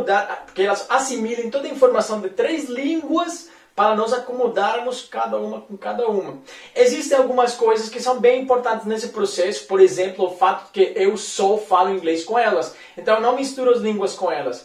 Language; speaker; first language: Portuguese; non-native, fluent; Spanish